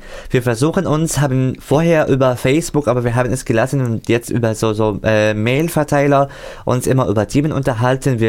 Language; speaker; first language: German; non-native, fluent; Arabic